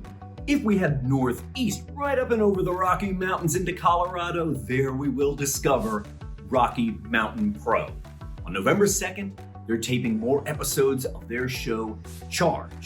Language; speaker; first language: English; native; English